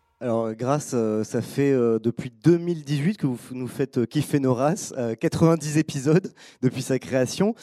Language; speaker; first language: French; native; French